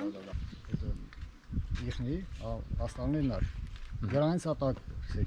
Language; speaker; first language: Russian; non-native, local second language; Armenian